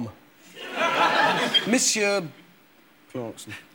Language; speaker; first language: French; non-native, learner; English